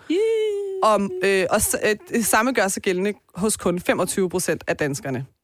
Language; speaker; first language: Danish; early bilingual, other home language; Persian